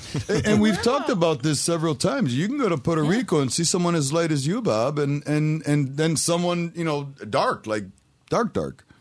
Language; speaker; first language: English; native; English